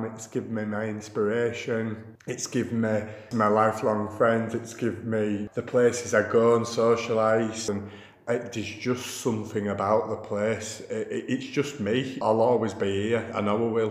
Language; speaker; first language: English; native; English